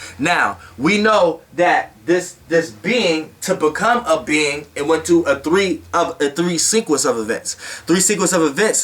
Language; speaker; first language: English; native; English